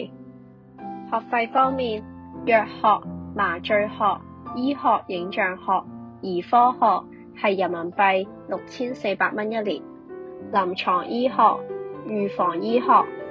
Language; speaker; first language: Chinese; non-native, local second language; Cantonese